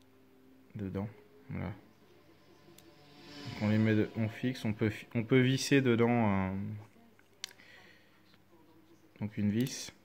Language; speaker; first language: French; native; French